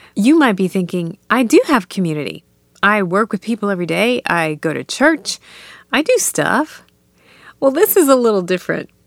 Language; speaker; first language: English; native; English